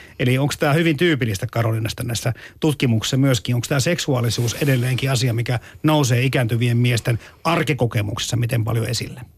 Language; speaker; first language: Finnish; native; Finnish